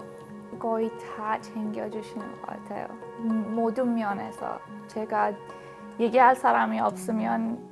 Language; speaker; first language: Korean; non-native, fluent; Persian